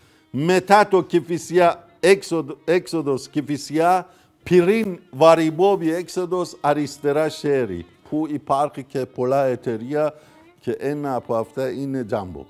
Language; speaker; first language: Greek; non-native, fluent; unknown